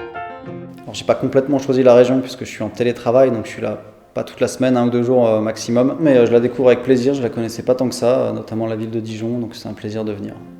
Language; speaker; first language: French; native; French